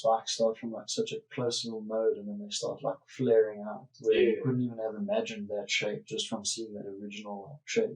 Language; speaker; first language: English; native; English